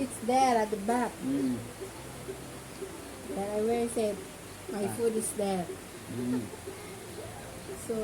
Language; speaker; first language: English; non-native, local second language; Filipino